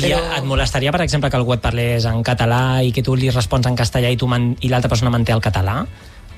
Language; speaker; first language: Catalan; native; Catalan